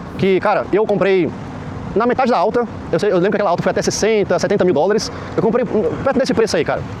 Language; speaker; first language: Portuguese; native; Portuguese